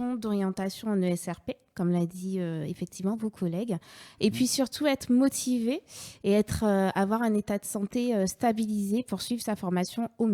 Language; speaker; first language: French; native; French